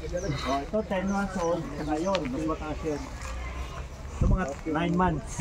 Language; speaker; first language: Filipino; non-native, local second language; Cebuano